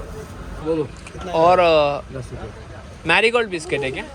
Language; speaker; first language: Hindi; non-native, local second language; Malayalam